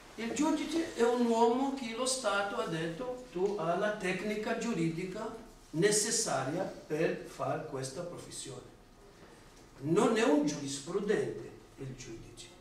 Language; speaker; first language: Italian; non-native, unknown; Portuguese